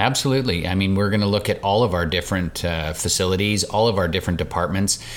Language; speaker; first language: English; native; English